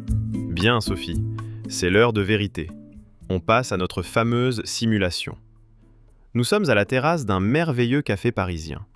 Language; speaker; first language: French; native; French